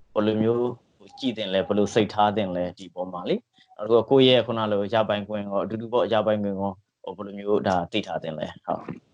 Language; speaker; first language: Burmese; native; Burmese